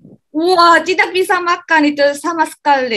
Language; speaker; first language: Indonesian; non-native, learner; Korean